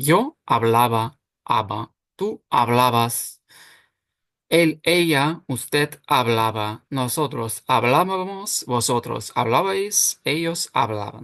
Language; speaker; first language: Spanish; non-native, fluent; Ukrainian